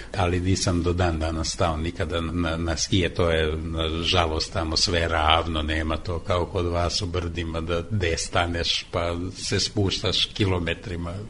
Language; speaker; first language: Serbian; non-native, local second language; Hungarian